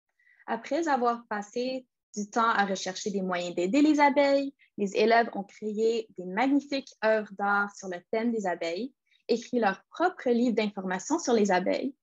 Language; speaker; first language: French; native; French